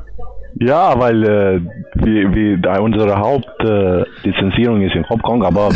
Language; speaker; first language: German; non-native, learner; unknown